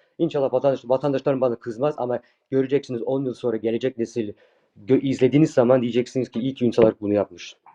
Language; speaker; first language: Turkish; early bilingual, heritage; Turkish